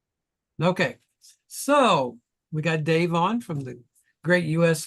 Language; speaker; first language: English; native; English